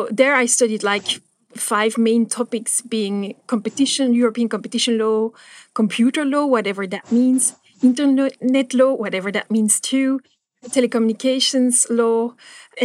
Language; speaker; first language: English; non-native, fluent; Dutch